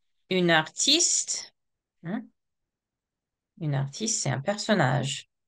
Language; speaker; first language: French; non-native, fluent; English